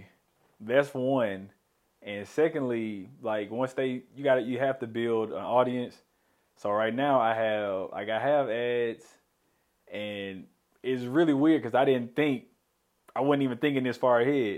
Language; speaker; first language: English; native; English